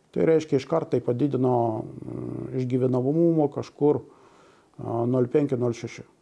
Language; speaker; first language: Lithuanian; non-native, local second language; Russian